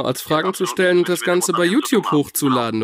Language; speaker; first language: German; native; German